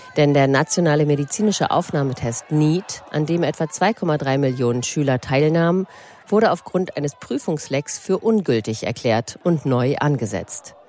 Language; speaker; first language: German; native; German